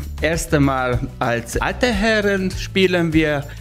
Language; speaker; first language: German; non-native, learner; Hungarian